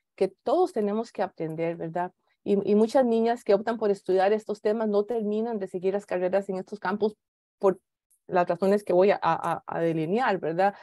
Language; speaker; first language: Spanish; native; Spanish